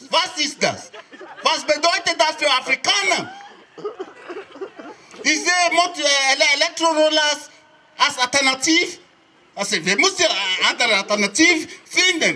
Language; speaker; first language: German; non-native, fluent; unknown